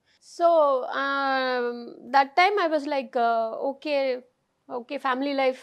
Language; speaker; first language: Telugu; non-native, local second language; Tamil